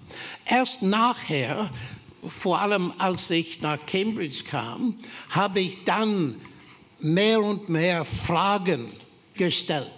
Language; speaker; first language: German; non-native, fluent; English